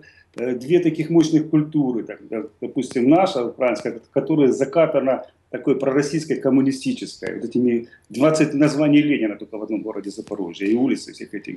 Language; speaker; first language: Russian; native; Russian